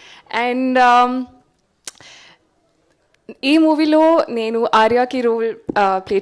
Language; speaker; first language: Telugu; non-native, learner; Hindi